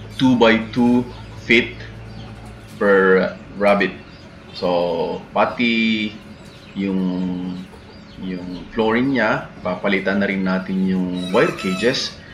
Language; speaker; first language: Filipino; non-native, local second language; Iloko